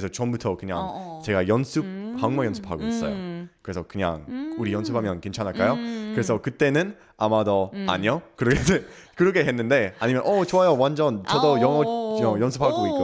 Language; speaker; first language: Korean; non-native, learner; English